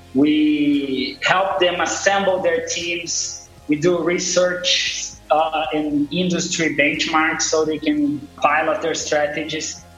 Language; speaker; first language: English; non-native, fluent; Portuguese